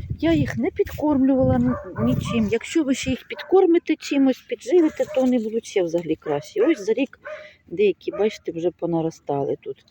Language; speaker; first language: Ukrainian; native; Ukrainian